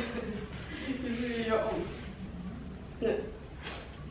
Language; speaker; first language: Swedish; native; Swedish